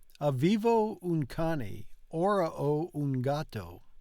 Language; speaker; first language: Italian; non-native, learner; English